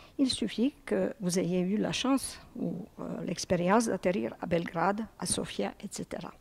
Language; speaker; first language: French; early bilingual, other home language; Croatian